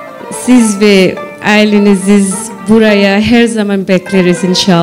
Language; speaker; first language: Turkish; non-native, learner; Malay